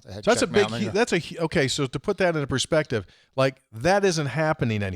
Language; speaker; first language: English; native; English